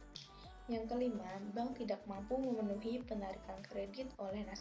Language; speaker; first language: Indonesian; native; Indonesian